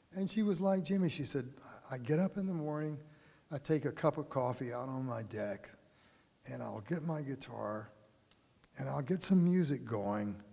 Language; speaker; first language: English; native; English